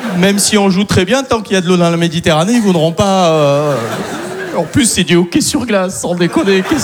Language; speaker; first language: French; non-native, local second language; Arabic